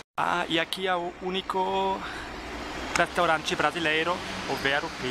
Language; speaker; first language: Portuguese; non-native, fluent; German